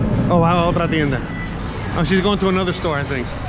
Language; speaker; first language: English; native; English